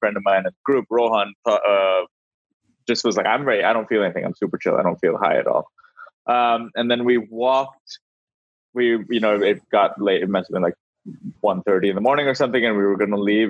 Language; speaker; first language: English; non-native, local second language; Hindi